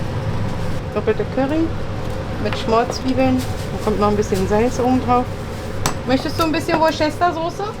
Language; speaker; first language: German; native; German